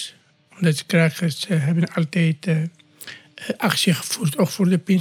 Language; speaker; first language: Dutch; non-native, learner; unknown